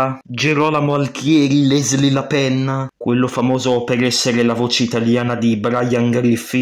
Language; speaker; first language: Italian; native; Italian